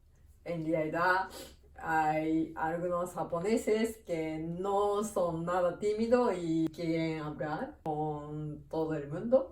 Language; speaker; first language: Spanish; non-native, fluent; Japanese